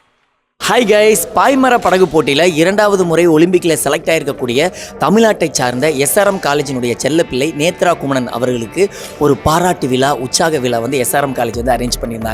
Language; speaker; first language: Tamil; native; Tamil